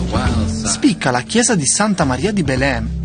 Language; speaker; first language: Italian; native; Italian